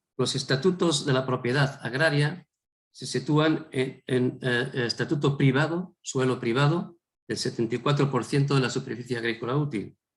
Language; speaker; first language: Spanish; non-native, fluent; Arabic